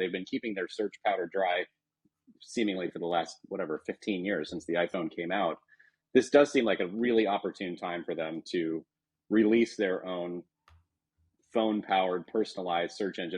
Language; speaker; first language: English; native; English